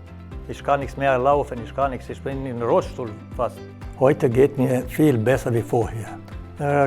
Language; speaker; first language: German; non-native, learner; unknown